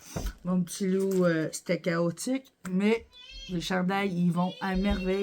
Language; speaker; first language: French; native; French